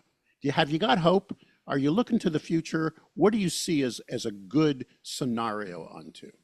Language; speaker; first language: English; native; English